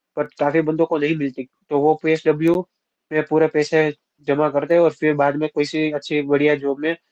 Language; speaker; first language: Hindi; non-native, local second language; Gujarati